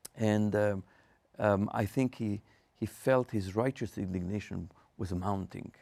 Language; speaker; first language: English; non-native, fluent; Spanish